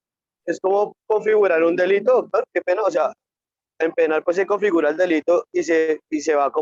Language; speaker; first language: Spanish; native; Spanish